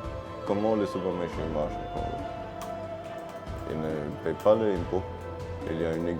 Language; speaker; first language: French; non-native, fluent; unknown